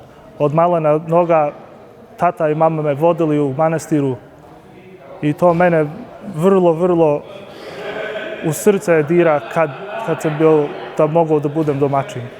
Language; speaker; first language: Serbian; early bilingual, heritage; Serbian